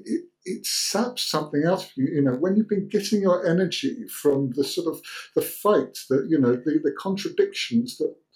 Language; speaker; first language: English; native; English